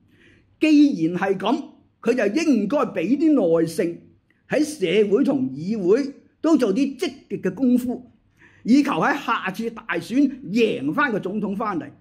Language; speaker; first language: Chinese; native; Chinese